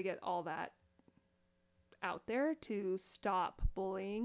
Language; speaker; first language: English; native; English